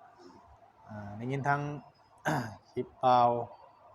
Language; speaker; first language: Thai; non-native, local second language; Lao